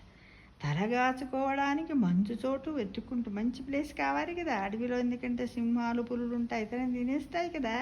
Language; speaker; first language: Telugu; native; Telugu